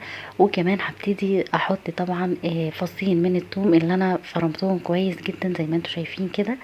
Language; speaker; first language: Arabic; native; Arabic